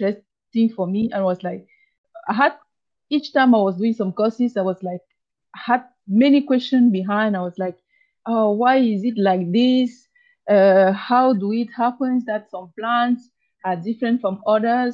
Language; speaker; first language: English; non-native, local second language; French